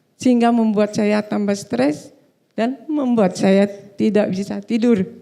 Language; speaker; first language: Indonesian; native; Indonesian